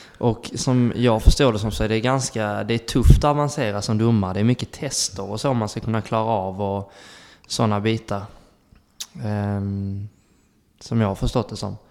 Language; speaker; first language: Swedish; native; Swedish